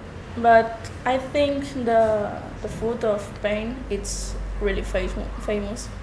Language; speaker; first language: English; non-native, learner; Spanish